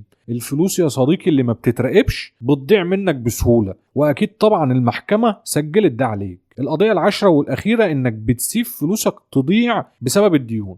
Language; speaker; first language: Arabic; native; Arabic